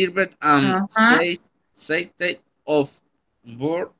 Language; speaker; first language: English; non-native, learner; Spanish